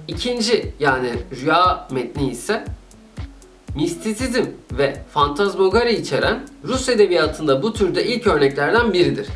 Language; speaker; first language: Turkish; native; Turkish